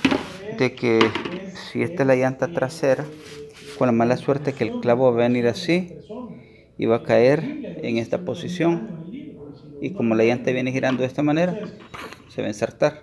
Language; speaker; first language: Spanish; native; Spanish